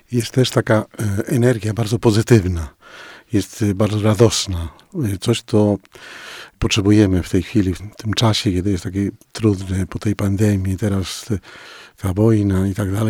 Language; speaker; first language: Polish; non-native, fluent; Spanish